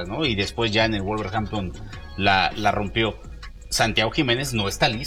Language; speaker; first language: Spanish; native; Spanish